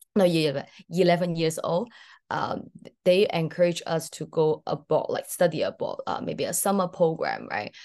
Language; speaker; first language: English; early bilingual, other home language; Cantonese